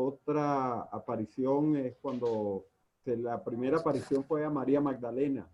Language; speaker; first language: Spanish; native; Spanish